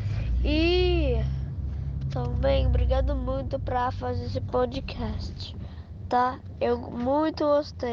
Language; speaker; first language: Portuguese; early bilingual, heritage; English